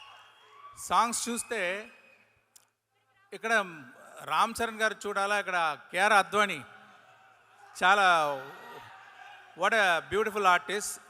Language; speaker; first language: Telugu; non-native, learner; Tamil